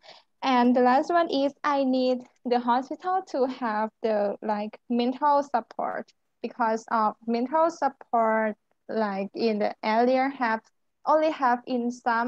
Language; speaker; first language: English; non-native, learner; Thai